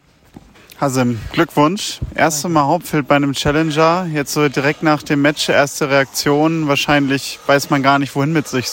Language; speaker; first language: German; native; German